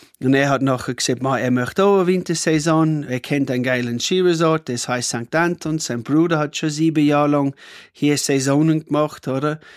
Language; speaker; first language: German; non-native, fluent; English